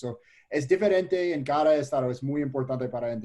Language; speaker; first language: Spanish; non-native, learner; English